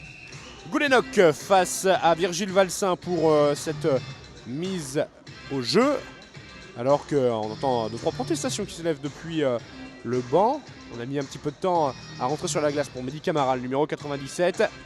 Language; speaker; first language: French; native; French